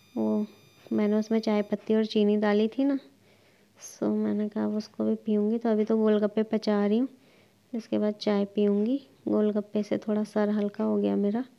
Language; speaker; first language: Hindi; native; Hindi